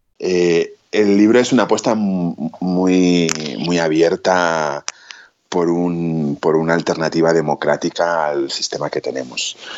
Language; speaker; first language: Spanish; native; Spanish